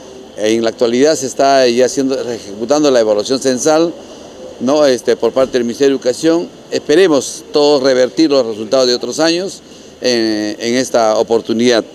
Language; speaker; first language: Spanish; native; Spanish